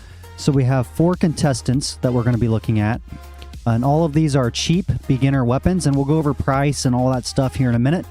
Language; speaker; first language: English; native; English